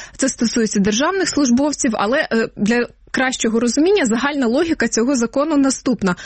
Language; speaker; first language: Ukrainian; native; Ukrainian